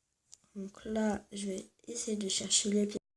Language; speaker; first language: French; native; French